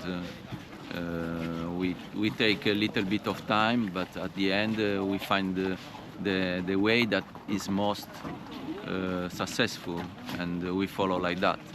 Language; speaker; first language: English; non-native, fluent; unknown